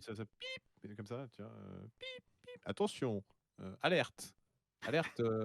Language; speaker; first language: French; native; French